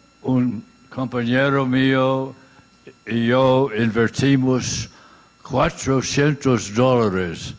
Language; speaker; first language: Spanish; non-native, learner; English